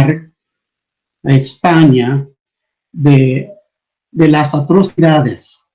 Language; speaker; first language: Spanish; non-native, fluent; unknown